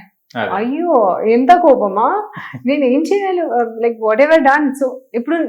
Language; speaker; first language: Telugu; non-native, learner; Hindi